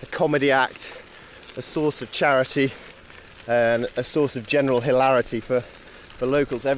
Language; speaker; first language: English; native; English